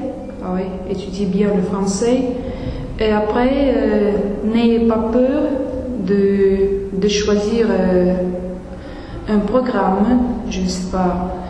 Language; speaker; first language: French; non-native, fluent; Russian